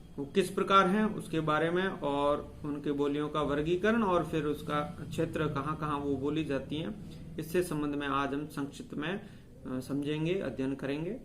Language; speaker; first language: Hindi; native; Hindi